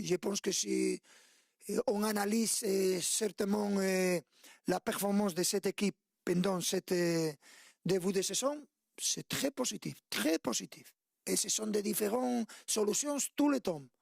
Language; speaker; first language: French; non-native, fluent; Spanish